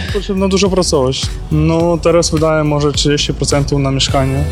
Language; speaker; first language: Polish; non-native, learner; Ukrainian